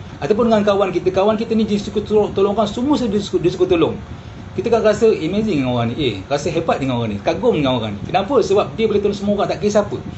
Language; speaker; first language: Malay; early bilingual, heritage; Malay